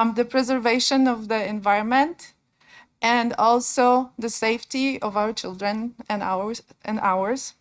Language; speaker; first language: English; non-native, fluent; Polish